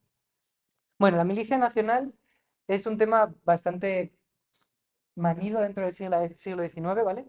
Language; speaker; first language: Spanish; native; Spanish